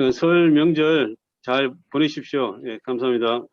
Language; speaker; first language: Korean; native; Korean